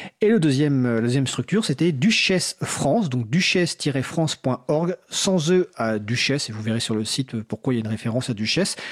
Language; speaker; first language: French; native; French